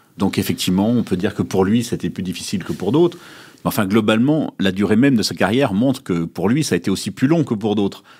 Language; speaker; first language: French; native; French